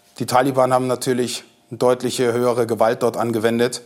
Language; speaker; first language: German; native; German